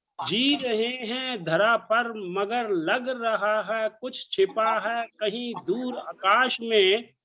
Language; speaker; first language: Hindi; native; Hindi